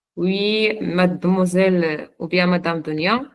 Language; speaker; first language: French; non-native, local second language; Arabic